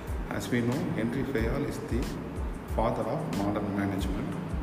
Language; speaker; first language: English; non-native, local second language; Tamil